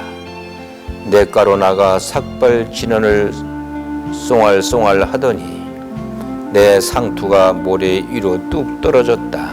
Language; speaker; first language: Korean; native; Korean